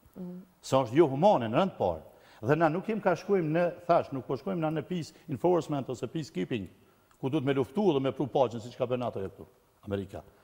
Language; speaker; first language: Albanian; native; Albanian